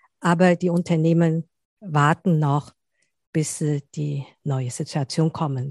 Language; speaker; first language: German; non-native, fluent; Chinese